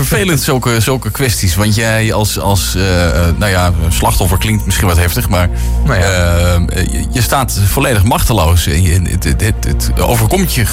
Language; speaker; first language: Dutch; native; Dutch